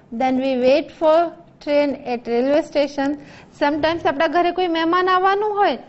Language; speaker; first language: English; non-native, local second language; Gujarati